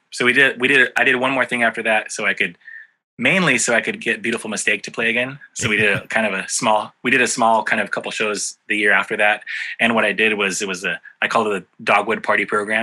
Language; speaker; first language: English; native; English